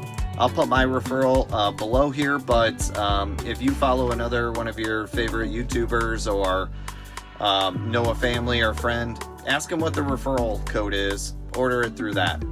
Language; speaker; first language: English; native; English